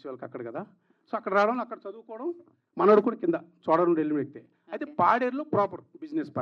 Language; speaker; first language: Telugu; native; Telugu